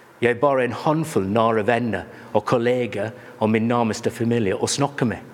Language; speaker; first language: Norwegian; non-native, fluent; English